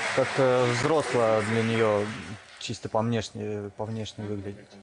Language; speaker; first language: Russian; native; Russian